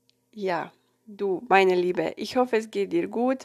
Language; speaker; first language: German; non-native, fluent; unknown